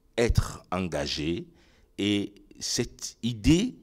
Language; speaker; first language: French; non-native, local second language; Ewe